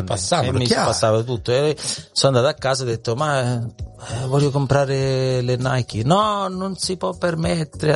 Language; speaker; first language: Italian; early bilingual, heritage; Italian